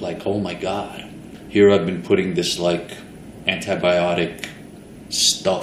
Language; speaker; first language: English; native; English